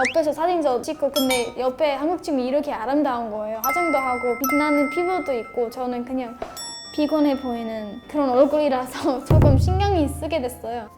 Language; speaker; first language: Korean; non-native, fluent; English